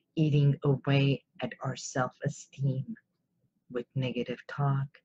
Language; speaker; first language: English; non-native, fluent; Armenian